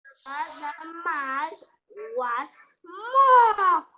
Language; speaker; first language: English; non-native, learner; Vietnamese